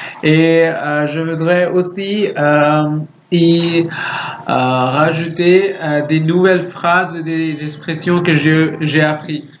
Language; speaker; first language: French; non-native, learner; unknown